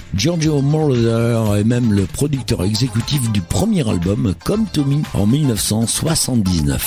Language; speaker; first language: French; native; French